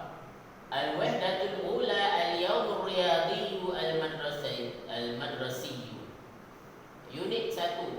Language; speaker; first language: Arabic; non-native, fluent; Malay